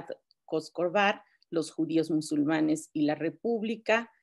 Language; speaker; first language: Spanish; native; Spanish